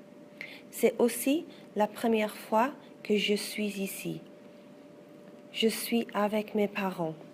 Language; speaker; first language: French; non-native, learner; English